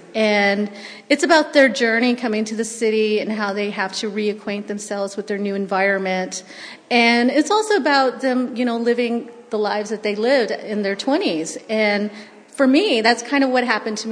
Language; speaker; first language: English; early bilingual, other home language; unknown